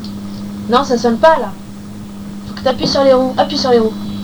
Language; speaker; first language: French; native; French